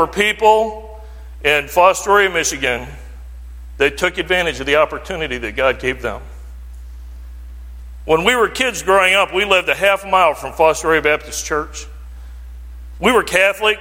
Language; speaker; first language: English; native; English